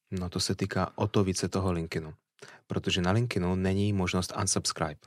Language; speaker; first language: Czech; early bilingual, other home language; Russian